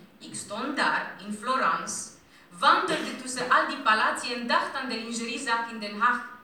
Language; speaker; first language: Dutch; non-native, fluent; Romanian